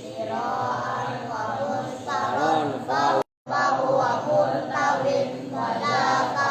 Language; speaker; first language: Arabic; non-native, learner; Indonesian